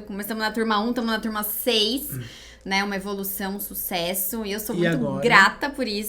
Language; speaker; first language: Portuguese; native; Portuguese